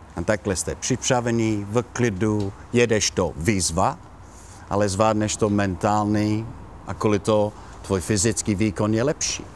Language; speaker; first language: Czech; non-native, learner; Italian